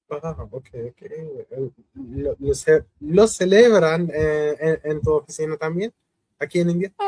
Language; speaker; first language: Spanish; non-native, fluent; Hindi